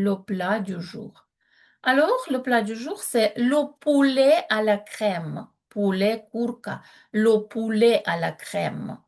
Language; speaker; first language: French; non-native, fluent; Ukrainian